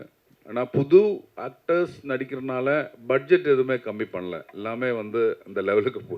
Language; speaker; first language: Tamil; non-native, learner; Malayalam